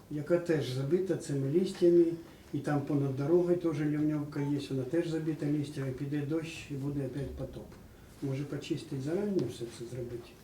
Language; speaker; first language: Ukrainian; non-native, local second language; Russian